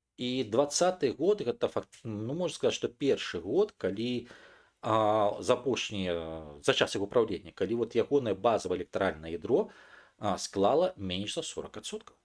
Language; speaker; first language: Belarusian; non-native, local second language; Russian